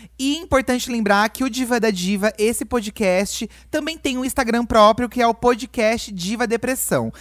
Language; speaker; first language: Portuguese; native; Portuguese